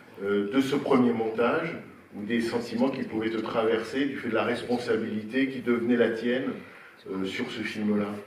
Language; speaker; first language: French; native; French